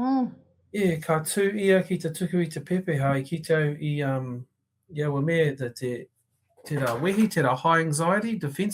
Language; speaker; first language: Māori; non-native, local second language; English